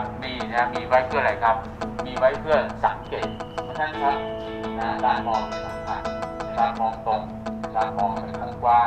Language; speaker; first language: Thai; native; Thai